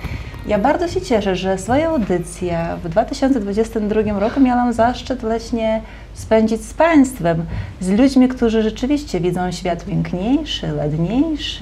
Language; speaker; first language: Polish; native; Polish